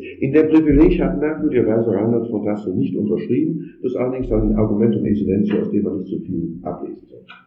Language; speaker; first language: German; native; German